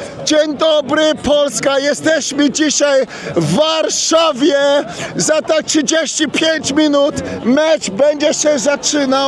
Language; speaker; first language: Polish; non-native, learner; English